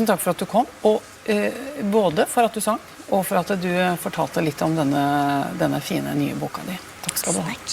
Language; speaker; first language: Norwegian; native; Norwegian